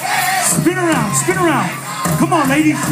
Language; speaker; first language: English; native; English